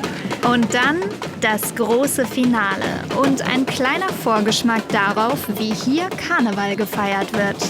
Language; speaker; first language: German; native; German